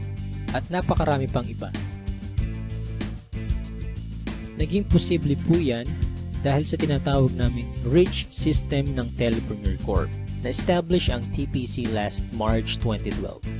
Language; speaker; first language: Filipino; native; Filipino